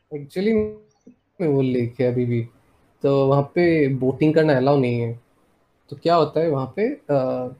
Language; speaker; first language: Hindi; non-native, local second language; Assamese